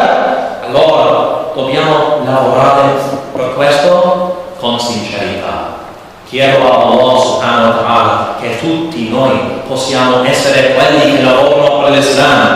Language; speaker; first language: Italian; non-native, learner; English